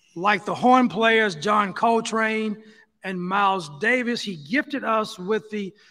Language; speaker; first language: English; native; English